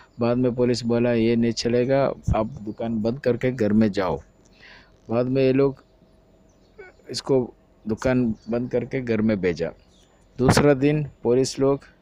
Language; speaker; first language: Hindi; non-native, local second language; Malayalam